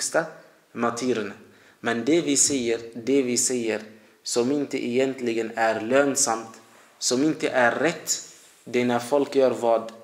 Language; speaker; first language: Swedish; early bilingual, other home language; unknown